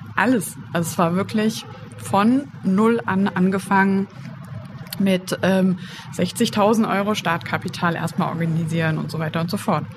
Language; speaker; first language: German; native; German